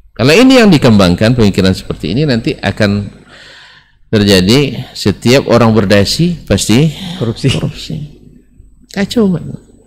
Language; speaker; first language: Indonesian; non-native, local second language; Minangkabau